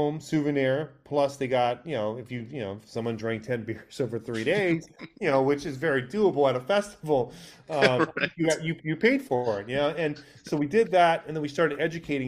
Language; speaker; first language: English; native; English